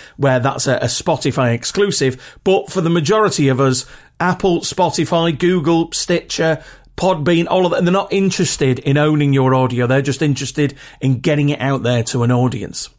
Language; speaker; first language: English; native; English